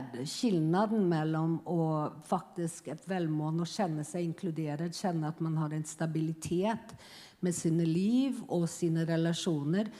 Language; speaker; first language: Swedish; non-native, fluent; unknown